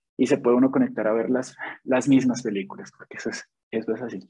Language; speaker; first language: Spanish; native; Spanish